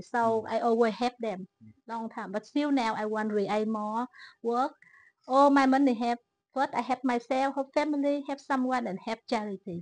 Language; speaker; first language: English; non-native, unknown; Vietnamese